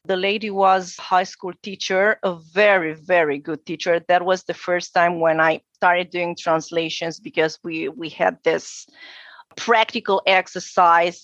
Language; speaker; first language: English; non-native, fluent; Romanian